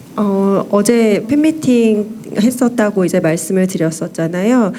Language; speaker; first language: Korean; native; Korean